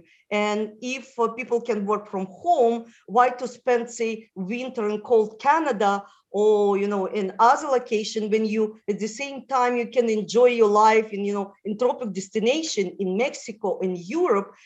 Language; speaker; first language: English; non-native, fluent; Russian